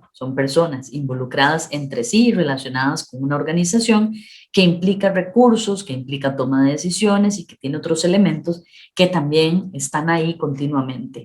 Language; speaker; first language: Spanish; native; Spanish